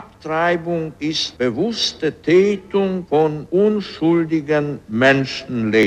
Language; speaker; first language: German; non-native, fluent; Polish